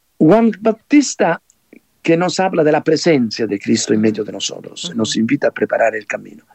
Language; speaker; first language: Spanish; non-native, fluent; Italian